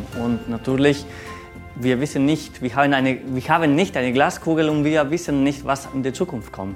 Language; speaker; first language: German; non-native, learner; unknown